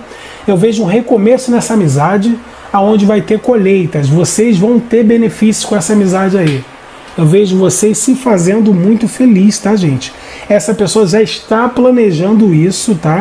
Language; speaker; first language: Portuguese; native; Portuguese